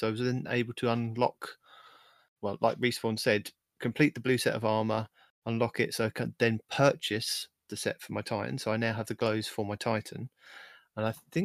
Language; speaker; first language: English; native; English